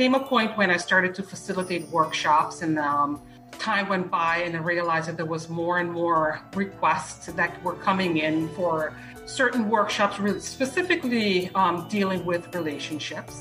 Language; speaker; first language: English; non-native, fluent; Dutch